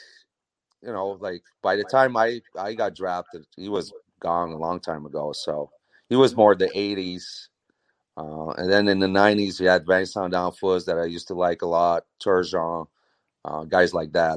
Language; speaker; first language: English; non-native, fluent; French